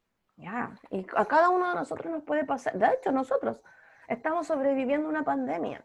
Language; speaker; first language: Spanish; native; Spanish